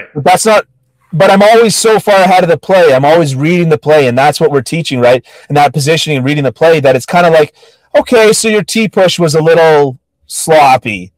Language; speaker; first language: English; native; English